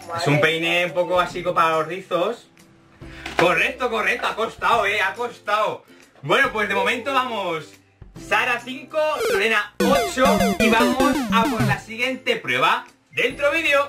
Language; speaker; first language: Spanish; native; Spanish